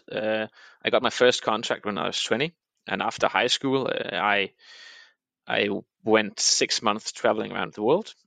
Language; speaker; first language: English; non-native, fluent; Danish